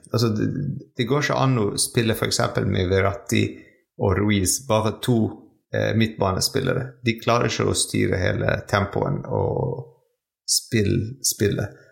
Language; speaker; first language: Norwegian; non-native, fluent; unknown